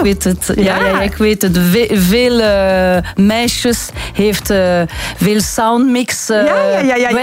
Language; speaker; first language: Dutch; non-native, local second language; French